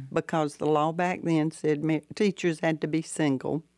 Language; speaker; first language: English; native; English